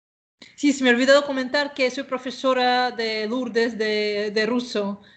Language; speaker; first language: Spanish; non-native, fluent; Russian